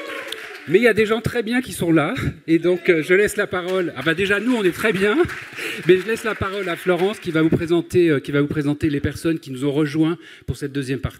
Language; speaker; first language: French; native; French